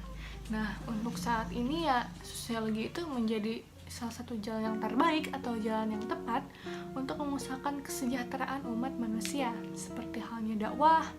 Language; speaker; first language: Indonesian; native; Indonesian